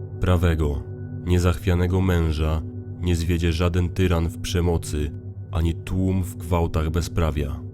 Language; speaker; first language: Polish; native; Polish